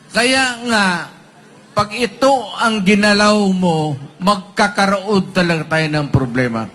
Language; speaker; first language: Filipino; non-native, local second language; Cebuano